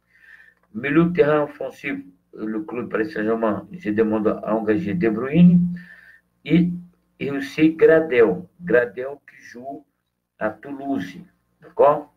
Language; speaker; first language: French; non-native, fluent; Portuguese